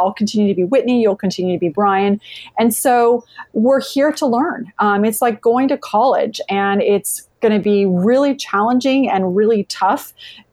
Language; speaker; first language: English; native; English